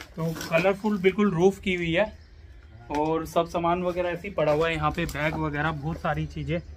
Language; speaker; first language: Hindi; native; Hindi